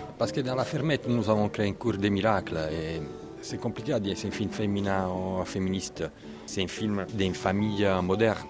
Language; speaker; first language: French; non-native, learner; Italian